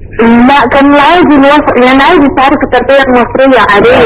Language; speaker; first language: Arabic; native; Arabic